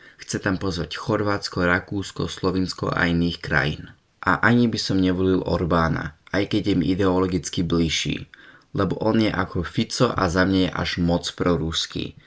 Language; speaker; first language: Slovak; early bilingual, heritage; Slovak